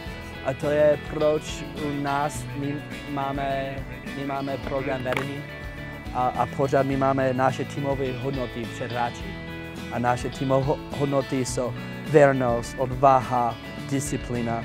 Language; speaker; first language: Czech; non-native, fluent; English